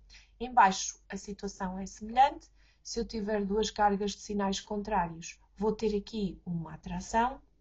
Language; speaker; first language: Portuguese; native; Portuguese